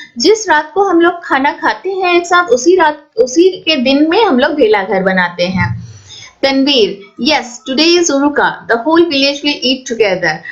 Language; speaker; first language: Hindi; non-native, local second language; Assamese